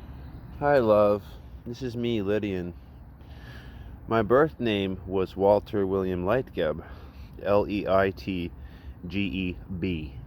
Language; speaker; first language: English; native; English